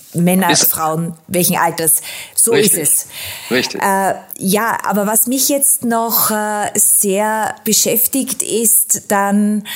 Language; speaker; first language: German; native; German